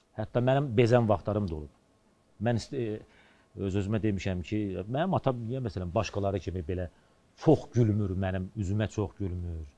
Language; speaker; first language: Azerbaijani; native; Azerbaijani